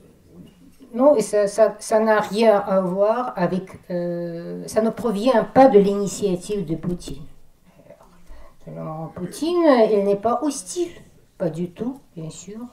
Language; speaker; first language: French; non-native, fluent; Russian